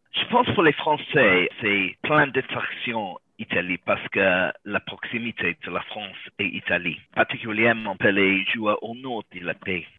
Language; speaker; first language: French; non-native, learner; English